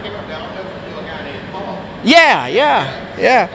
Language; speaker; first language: English; native; English